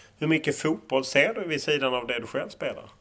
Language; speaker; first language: Swedish; native; Swedish